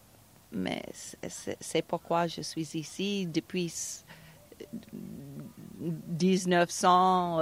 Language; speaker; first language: French; non-native, fluent; English